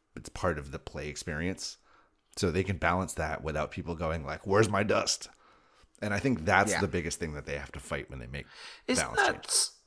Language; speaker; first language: English; native; English